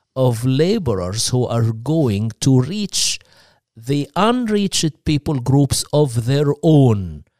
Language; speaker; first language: English; non-native, fluent; Arabic